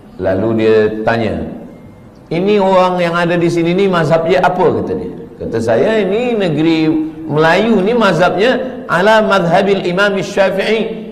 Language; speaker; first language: Malay; native; Malay